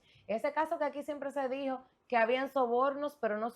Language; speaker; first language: Spanish; native; Spanish